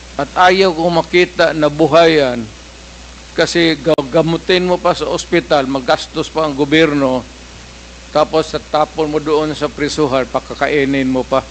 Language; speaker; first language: Filipino; non-native, local second language; Cebuano